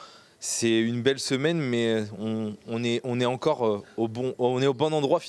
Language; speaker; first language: French; native; French